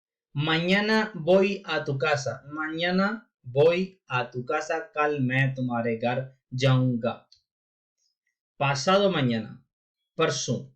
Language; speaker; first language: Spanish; non-native, fluent; Urdu